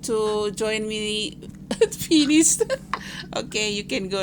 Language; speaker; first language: English; non-native, learner; Indonesian